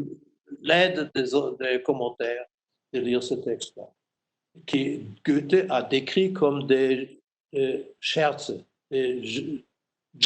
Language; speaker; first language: French; non-native, fluent; German